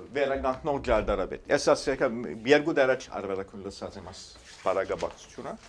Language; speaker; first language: Armenian; early bilingual, heritage; Armenian